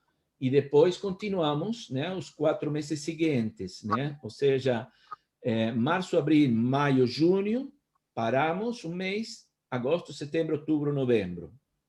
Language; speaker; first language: Portuguese; non-native, fluent; Spanish